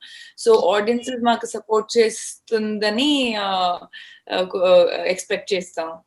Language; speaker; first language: Telugu; non-native, fluent; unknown